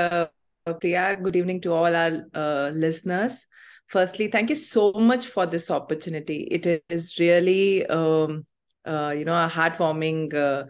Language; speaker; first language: English; non-native, local second language; Tamil